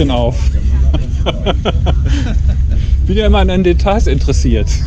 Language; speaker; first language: German; native; German